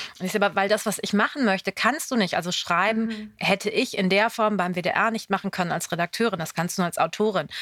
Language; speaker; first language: German; native; German